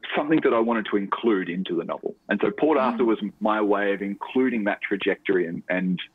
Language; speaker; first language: English; native; English